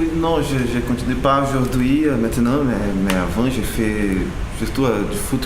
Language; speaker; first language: French; non-native, learner; Portuguese